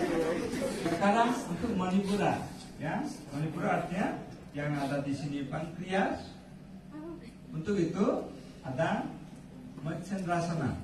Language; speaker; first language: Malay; non-native, fluent; Bangla